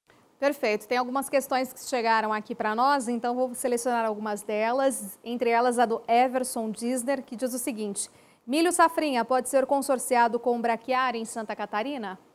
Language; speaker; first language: Portuguese; native; Portuguese